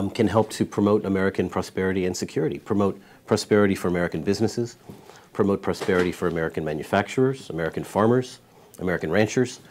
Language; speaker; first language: English; native; English